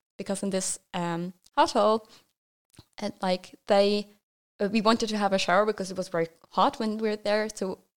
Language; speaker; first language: English; non-native, fluent; Norwegian